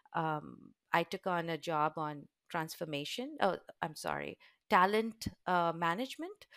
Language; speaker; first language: English; non-native, local second language; Hindi